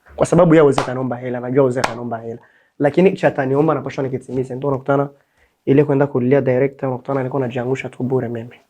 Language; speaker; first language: Swahili; native; Swahili